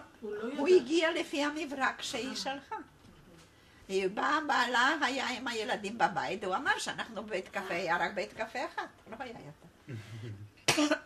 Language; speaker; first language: Hebrew; non-native, fluent; Polish